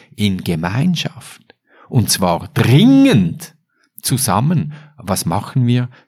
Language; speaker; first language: German; native; German